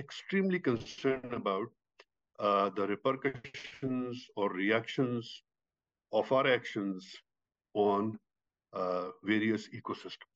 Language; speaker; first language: English; non-native, local second language; Urdu